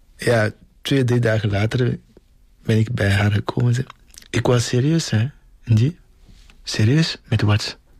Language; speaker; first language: Dutch; non-native, fluent; Ewe